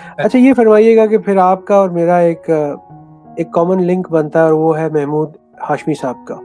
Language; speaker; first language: Urdu; non-native, local second language; Punjabi